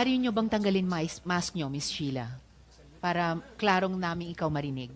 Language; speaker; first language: Filipino; native; Filipino